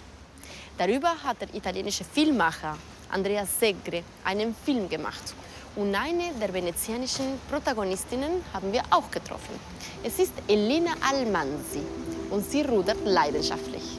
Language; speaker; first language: German; non-native, fluent; Spanish